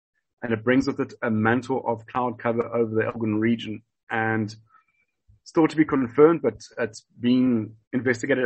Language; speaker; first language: English; native; English